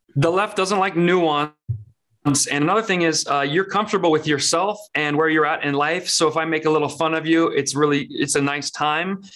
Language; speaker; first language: English; early bilingual, other home language; Persian